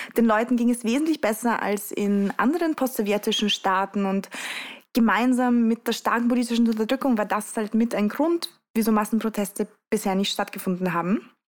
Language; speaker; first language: German; early bilingual, other home language; Russian